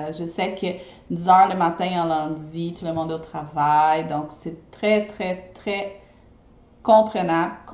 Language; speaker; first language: French; non-native, fluent; Portuguese